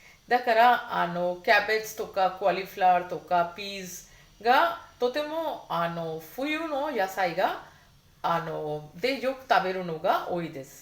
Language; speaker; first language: Japanese; non-native, fluent; Hindi